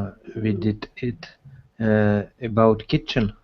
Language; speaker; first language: English; non-native, learner; Russian